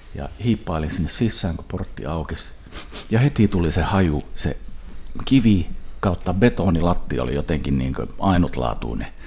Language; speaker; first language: Finnish; early bilingual, heritage; Finnish